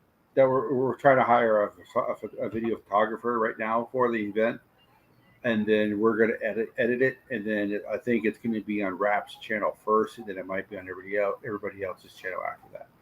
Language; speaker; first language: English; native; English